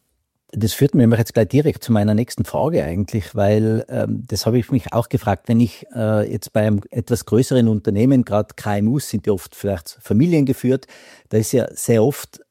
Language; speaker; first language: German; native; German